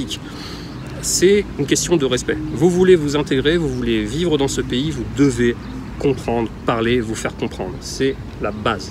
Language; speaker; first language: French; native; French